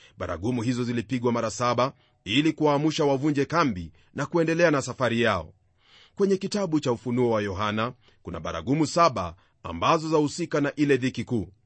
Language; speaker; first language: Swahili; non-native, local second language; Luyia